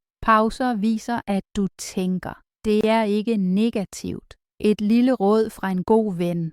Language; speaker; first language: Danish; native; Danish